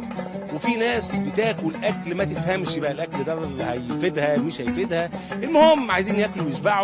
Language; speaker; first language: Arabic; native; Arabic